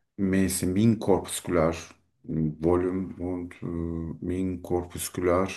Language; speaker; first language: German; non-native, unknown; Turkish